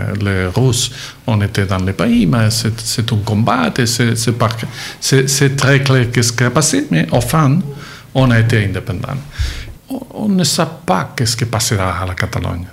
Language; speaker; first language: French; non-native, learner; Catalan